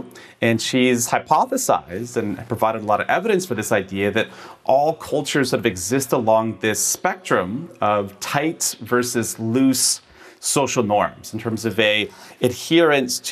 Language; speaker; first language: English; native; English